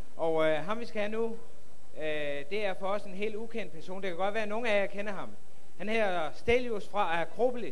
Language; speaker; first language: Danish; native; Danish